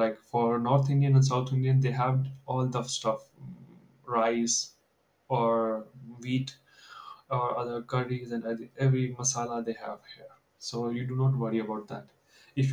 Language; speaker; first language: English; non-native, local second language; Hindi